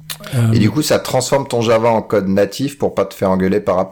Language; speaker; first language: French; native; French